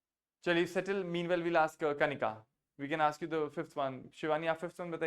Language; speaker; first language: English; non-native, local second language; Hindi